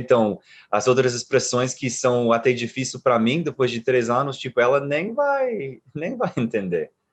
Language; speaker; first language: Portuguese; non-native, fluent; English